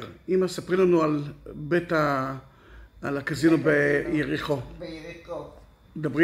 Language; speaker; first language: Hebrew; native; Hebrew